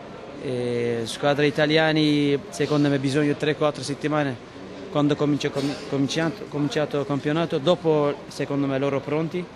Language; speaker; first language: Italian; non-native, learner; Turkish